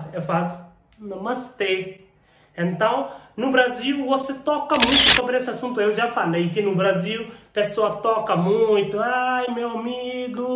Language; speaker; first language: Portuguese; non-native, learner; Hindi